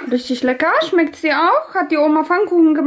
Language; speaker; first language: German; early bilingual, other home language; Polish